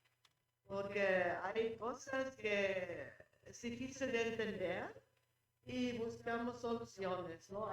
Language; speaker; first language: Spanish; non-native, fluent; German